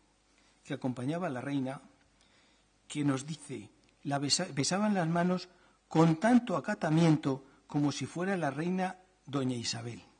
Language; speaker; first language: Spanish; native; Spanish